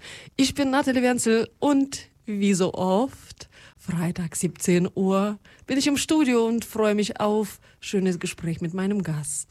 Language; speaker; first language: German; non-native, fluent; Russian